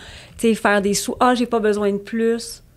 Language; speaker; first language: French; native; French